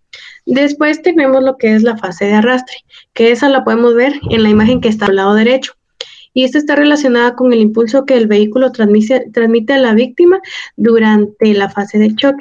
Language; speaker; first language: Spanish; native; Spanish